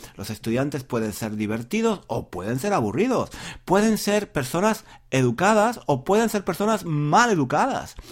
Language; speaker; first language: Spanish; native; Spanish